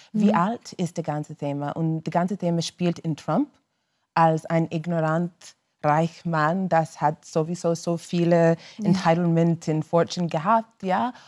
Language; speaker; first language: German; non-native, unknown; English